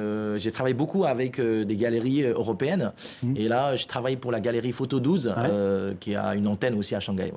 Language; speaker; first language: French; non-native, fluent; Chinese